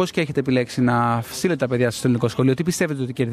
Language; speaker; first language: Greek; native; Greek